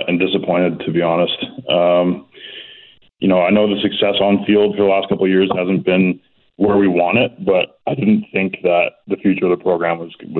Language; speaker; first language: English; native; English